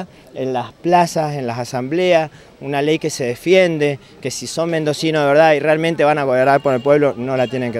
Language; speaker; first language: Spanish; native; Spanish